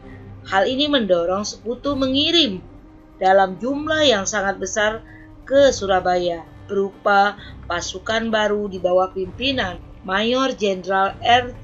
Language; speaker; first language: Indonesian; native; Indonesian